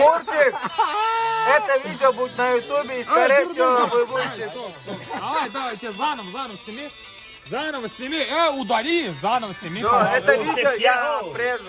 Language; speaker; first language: Russian; non-native, fluent; Turkmen